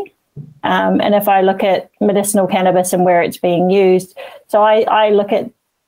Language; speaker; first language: English; native; English